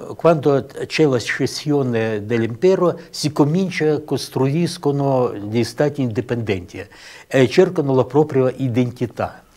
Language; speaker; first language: Italian; non-native, learner; Russian